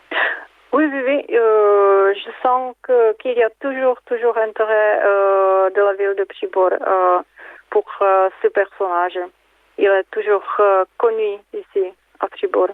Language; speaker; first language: French; non-native, fluent; Czech